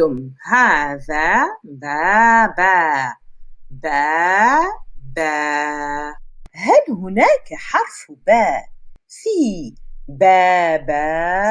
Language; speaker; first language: Arabic; non-native, fluent; French